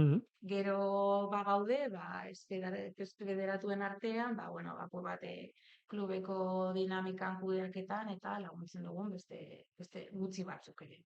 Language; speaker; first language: Basque; native; Basque